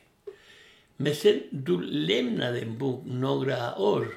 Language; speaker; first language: Swedish; non-native, learner; Spanish